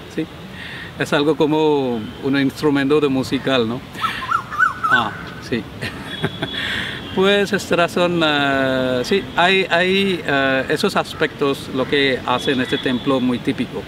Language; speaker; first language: Spanish; non-native, learner; Malayalam